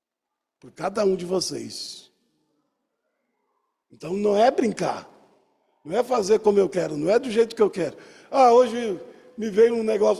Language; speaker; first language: Portuguese; native; Portuguese